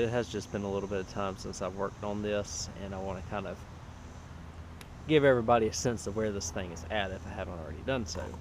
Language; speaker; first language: English; native; English